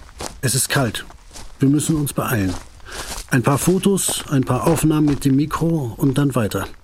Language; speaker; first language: German; native; German